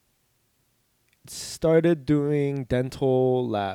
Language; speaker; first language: English; early bilingual, other home language; Korean